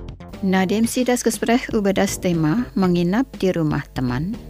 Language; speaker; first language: German; non-native, fluent; Indonesian